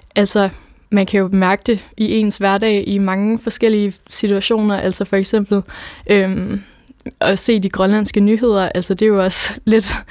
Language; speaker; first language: Danish; native; Danish